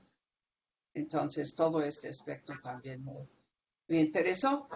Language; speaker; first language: Spanish; non-native, fluent; English